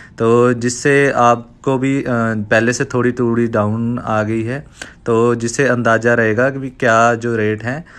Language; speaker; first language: Hindi; non-native, local second language; Punjabi